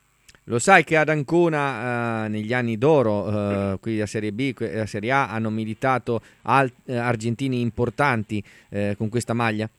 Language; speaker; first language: Italian; native; Italian